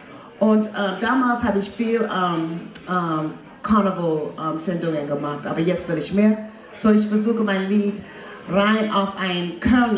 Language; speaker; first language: German; non-native, fluent; English